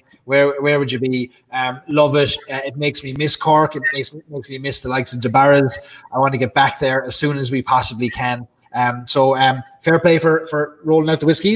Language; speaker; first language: English; native; English